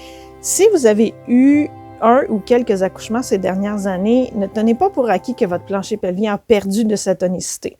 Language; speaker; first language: French; native; French